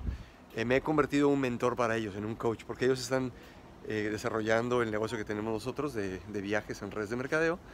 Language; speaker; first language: Spanish; native; Spanish